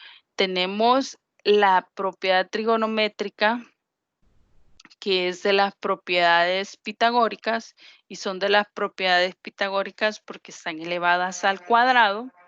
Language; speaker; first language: Spanish; native; Spanish